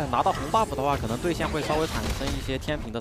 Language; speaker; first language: Chinese; native; Chinese